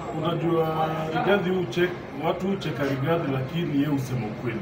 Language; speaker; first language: Swahili; non-native, local second language; Luyia